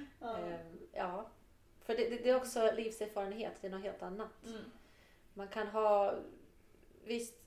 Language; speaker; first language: Swedish; non-native, fluent; Portuguese